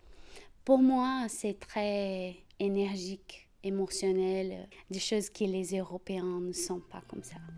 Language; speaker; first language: French; non-native, fluent; Portuguese